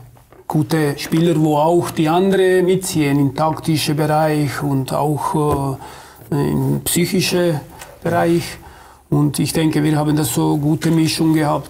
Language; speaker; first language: German; non-native, fluent; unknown